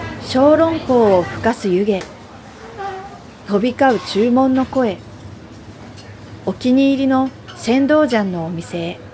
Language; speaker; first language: Japanese; native; Japanese